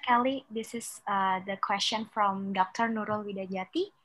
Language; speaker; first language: English; non-native, fluent; Indonesian